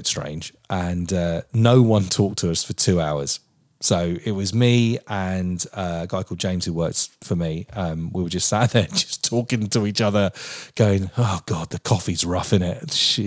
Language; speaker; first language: English; native; English